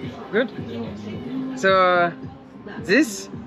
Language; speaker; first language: English; non-native, learner; French